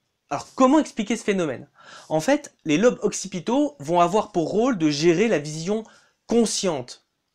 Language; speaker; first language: French; native; French